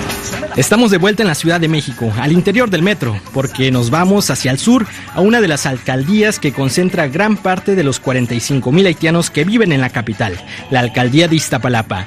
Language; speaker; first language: Spanish; native; Spanish